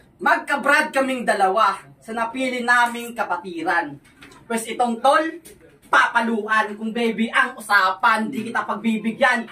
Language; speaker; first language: Filipino; non-native, local second language; Hiligaynon